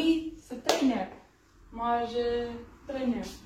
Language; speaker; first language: French; non-native, learner; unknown